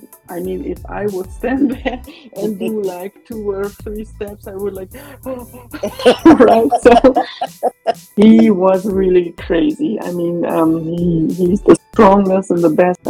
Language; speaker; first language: English; non-native, fluent; Swiss German